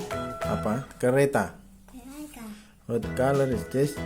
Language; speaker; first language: English; non-native, learner; Indonesian